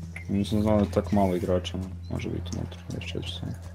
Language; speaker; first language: Russian; non-native, learner; Croatian